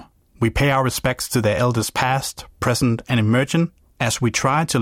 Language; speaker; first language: English; non-native, fluent; Danish